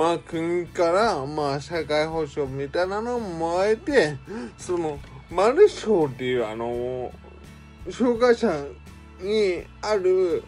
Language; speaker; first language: Japanese; native; Japanese